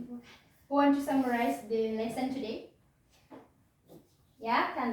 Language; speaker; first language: English; non-native, learner; Indonesian